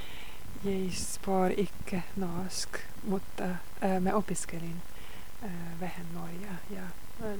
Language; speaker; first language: Finnish; non-native, fluent; Hungarian